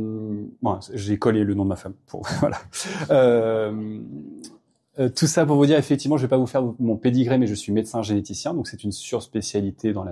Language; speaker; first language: French; native; French